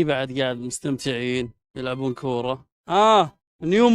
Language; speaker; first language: Arabic; native; Arabic